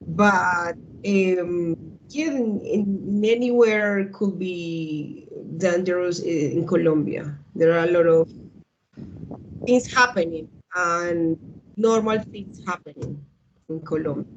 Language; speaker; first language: English; non-native, learner; Spanish